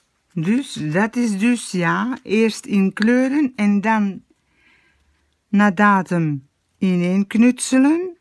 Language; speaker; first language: Dutch; native; Dutch